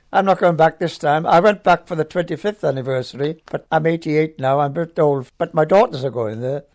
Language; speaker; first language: English; native; English